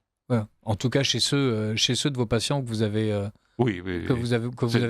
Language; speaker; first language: French; native; French